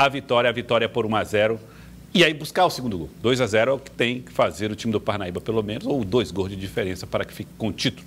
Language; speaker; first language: Portuguese; native; Portuguese